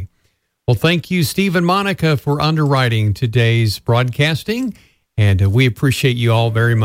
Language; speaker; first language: English; native; English